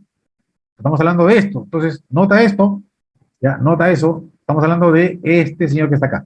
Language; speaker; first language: Spanish; native; Spanish